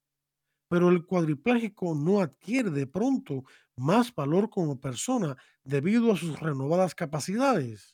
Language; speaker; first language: Spanish; native; Spanish